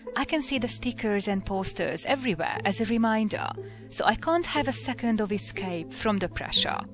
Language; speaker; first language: English; non-native, fluent; Hungarian